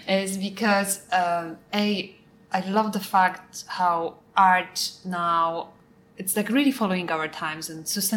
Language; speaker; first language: English; non-native, fluent; Polish